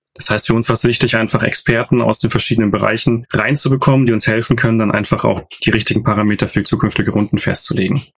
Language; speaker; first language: German; native; German